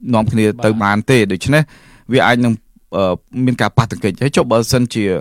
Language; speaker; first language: Khmer; native; Khmer